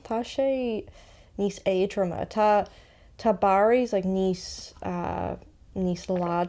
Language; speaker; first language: Irish; non-native, local second language; English